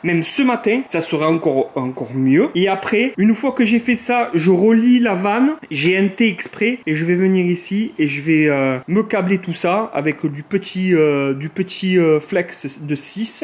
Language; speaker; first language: French; native; French